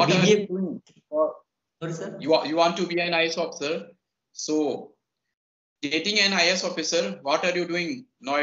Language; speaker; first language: English; non-native, local second language; Hindi